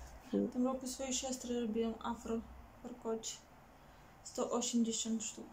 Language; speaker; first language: Polish; non-native, learner; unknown